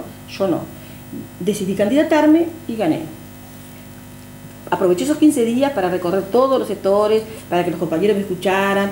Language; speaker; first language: Spanish; native; Spanish